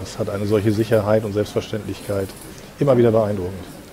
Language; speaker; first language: German; native; German